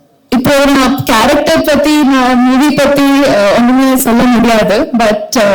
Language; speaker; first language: Tamil; non-native, learner; Kannada